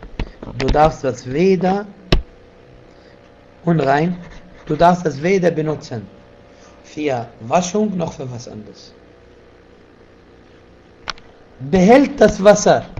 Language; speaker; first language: German; non-native, fluent; Arabic